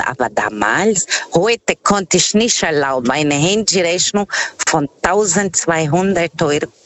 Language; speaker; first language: German; non-native, fluent; Portuguese